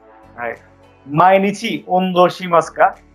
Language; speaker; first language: Japanese; non-native, fluent; Bangla